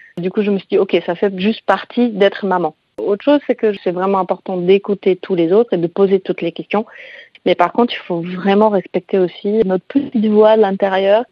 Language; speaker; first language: French; non-native, fluent; Polish